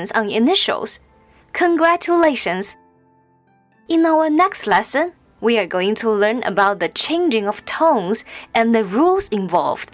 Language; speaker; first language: English; non-native, fluent; Chinese